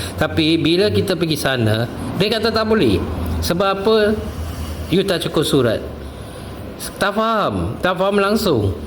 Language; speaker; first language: Malay; non-native, local second language; Tamil